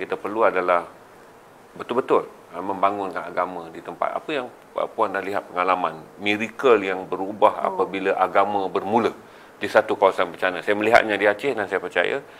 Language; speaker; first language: Malay; native; Malay